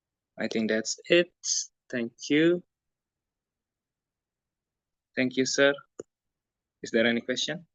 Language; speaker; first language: English; non-native, learner; Indonesian